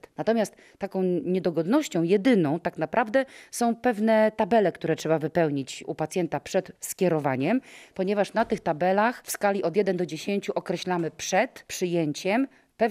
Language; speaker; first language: Polish; native; Polish